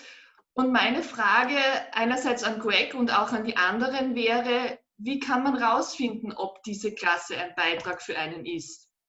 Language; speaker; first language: German; native; German